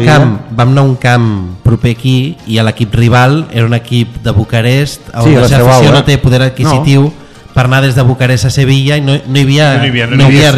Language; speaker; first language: Catalan; native; Catalan